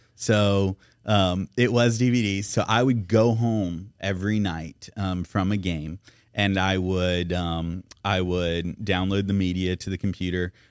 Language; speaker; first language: English; native; English